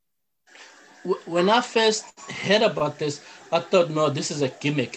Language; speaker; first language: English; non-native, local second language; Zulu